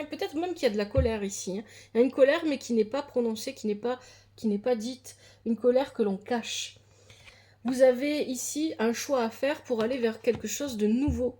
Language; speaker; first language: French; native; French